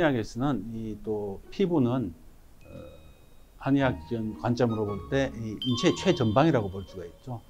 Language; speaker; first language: Korean; native; Korean